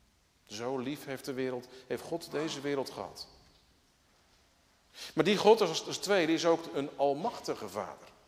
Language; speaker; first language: Dutch; native; Dutch